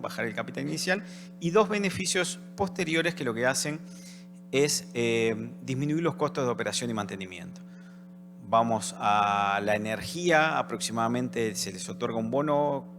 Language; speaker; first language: Spanish; native; Spanish